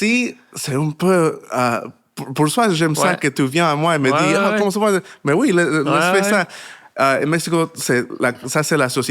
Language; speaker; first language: French; non-native, learner; Spanish